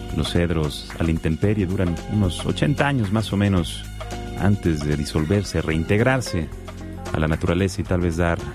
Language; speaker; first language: Spanish; native; Spanish